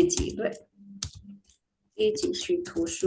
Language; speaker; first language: Chinese; non-native, fluent; Indonesian